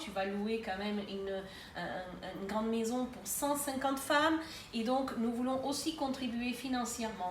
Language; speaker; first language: French; native; French